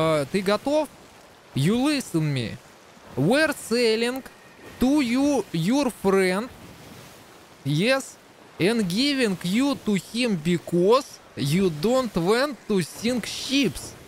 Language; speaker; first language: English; non-native, learner; Russian